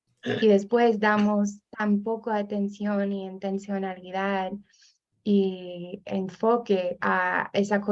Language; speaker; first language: Spanish; non-native, fluent; English